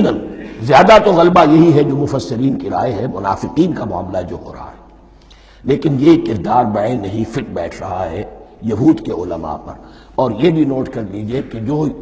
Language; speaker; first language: Urdu; native; Urdu